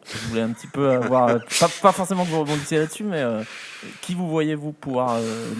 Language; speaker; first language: French; native; French